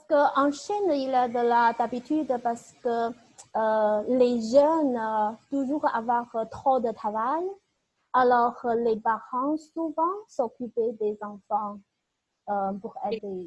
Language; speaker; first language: French; non-native, learner; Chinese